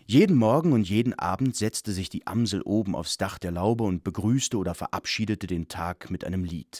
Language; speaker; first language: German; native; German